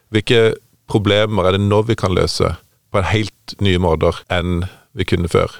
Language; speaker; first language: Norwegian; native; Norwegian